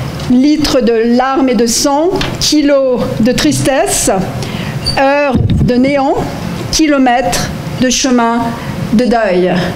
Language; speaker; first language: French; native; French